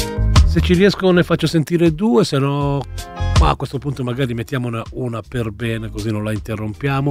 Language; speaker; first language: Italian; native; Italian